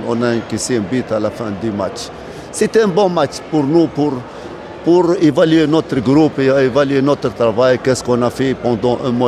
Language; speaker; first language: French; non-native, fluent; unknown